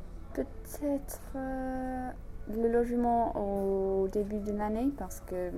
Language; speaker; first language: French; non-native, learner; English